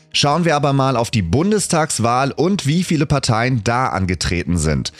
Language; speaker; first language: German; native; German